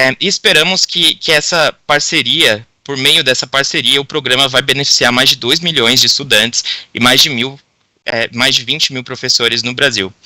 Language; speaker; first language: Portuguese; native; Portuguese